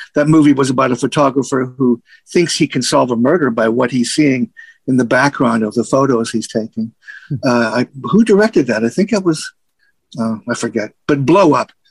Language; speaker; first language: English; native; English